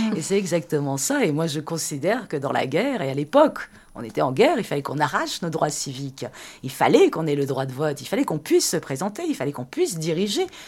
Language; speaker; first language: French; early bilingual, other home language; Persian